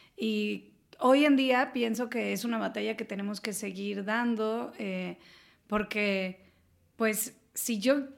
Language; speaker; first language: Spanish; native; Spanish